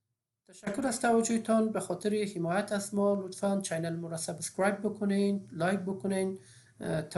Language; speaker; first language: Persian; native; Persian